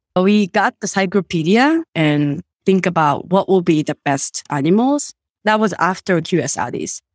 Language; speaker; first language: English; non-native, fluent; Japanese